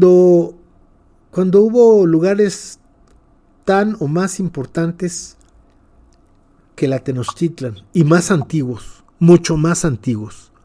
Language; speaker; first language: Spanish; native; Spanish